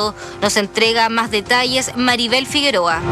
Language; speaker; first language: Spanish; native; Spanish